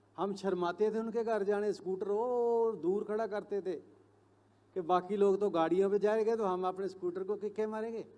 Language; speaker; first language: Hindi; non-native, local second language; Punjabi